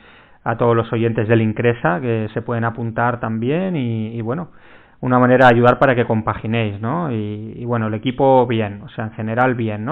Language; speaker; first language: Spanish; native; Spanish